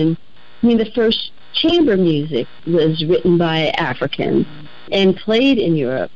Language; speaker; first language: English; native; English